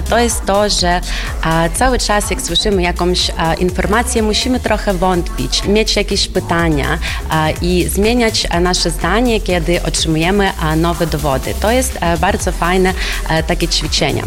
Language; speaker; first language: Polish; non-native, fluent; Ukrainian